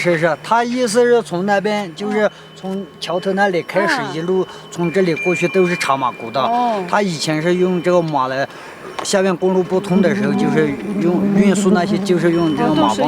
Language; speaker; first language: Chinese; native; Chinese